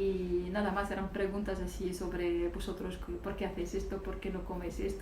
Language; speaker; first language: Spanish; non-native, local second language; Arabic